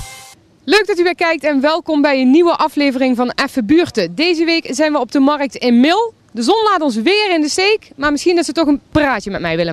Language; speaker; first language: Dutch; native; Dutch